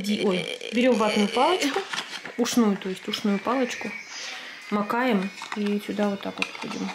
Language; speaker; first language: Russian; native; Russian